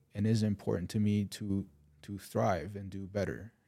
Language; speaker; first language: English; non-native, fluent; Arabic